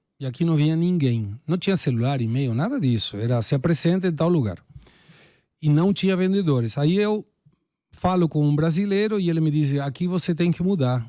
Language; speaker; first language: Portuguese; non-native, fluent; Spanish